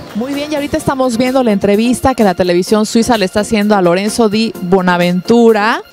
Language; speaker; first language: Spanish; native; Spanish